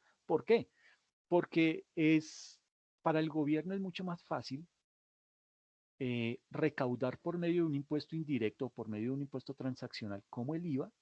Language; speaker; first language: Spanish; native; Spanish